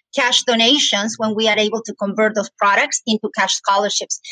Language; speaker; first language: English; non-native, fluent; Spanish